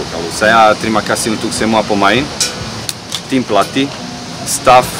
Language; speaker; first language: Indonesian; non-native, learner; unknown